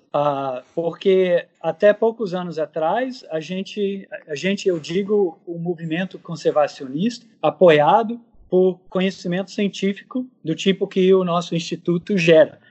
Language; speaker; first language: Portuguese; non-native, fluent; English